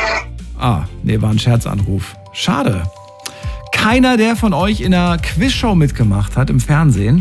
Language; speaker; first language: German; native; German